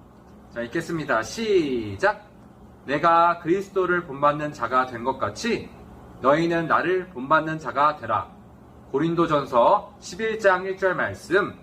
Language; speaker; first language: Korean; native; Korean